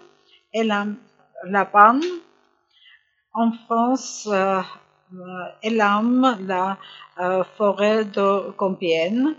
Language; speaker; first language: French; non-native, learner; Arabic